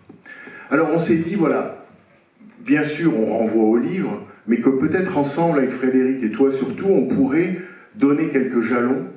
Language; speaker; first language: French; native; French